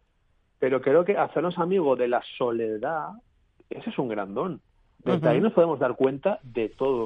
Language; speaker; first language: Spanish; native; Spanish